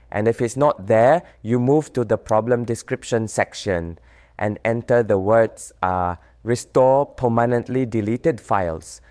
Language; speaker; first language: English; non-native, learner; Vietnamese